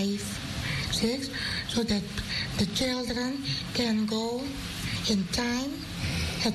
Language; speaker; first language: English; non-native, learner; Dutch